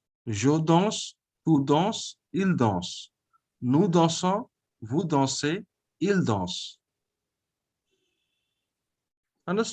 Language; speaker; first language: French; non-native, fluent; Bangla